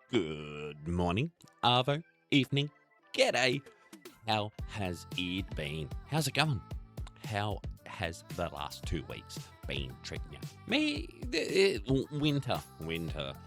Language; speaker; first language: English; native; English